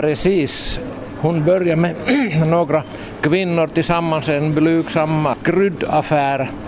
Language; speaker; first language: Swedish; non-native, local second language; Finnish